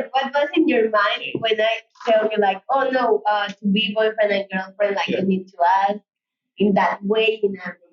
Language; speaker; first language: English; non-native, learner; Spanish